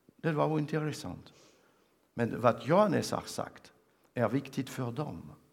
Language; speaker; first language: Swedish; non-native, fluent; French